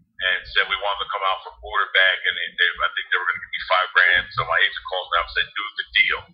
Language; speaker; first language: English; native; English